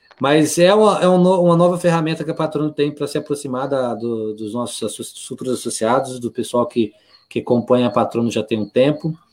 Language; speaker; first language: Portuguese; native; Portuguese